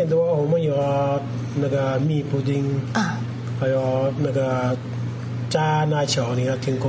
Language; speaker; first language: Chinese; non-native, learner; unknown